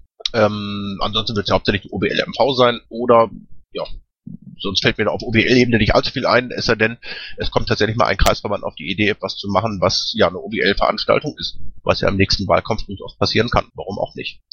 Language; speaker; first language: German; native; German